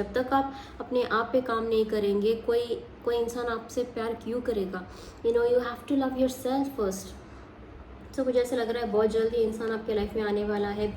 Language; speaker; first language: Hindi; non-native, local second language; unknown